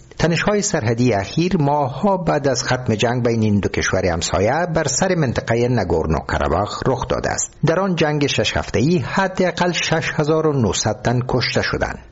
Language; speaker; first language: Persian; native; Persian